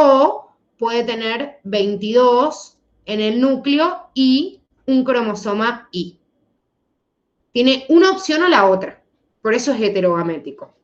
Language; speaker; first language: Spanish; native; Spanish